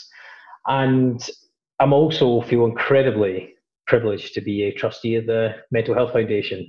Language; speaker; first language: English; native; English